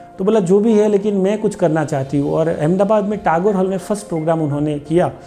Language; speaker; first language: Hindi; non-native, local second language; Gujarati